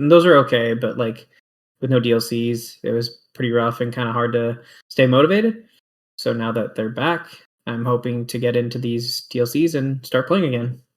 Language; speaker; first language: English; native; English